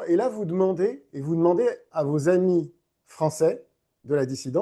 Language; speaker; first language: French; native; French